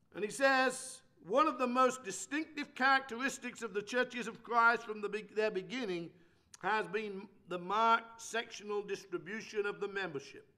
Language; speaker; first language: English; native; English